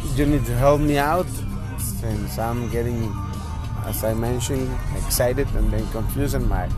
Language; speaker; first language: English; non-native, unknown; Spanish